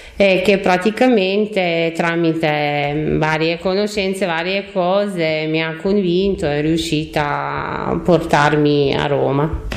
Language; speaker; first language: Italian; non-native, fluent; Croatian